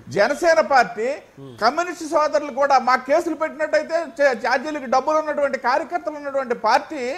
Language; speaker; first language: Telugu; native; Telugu